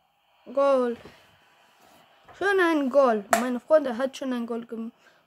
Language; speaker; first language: German; non-native, learner; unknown